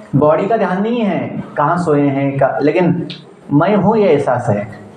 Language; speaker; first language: Hindi; non-native, local second language; Marathi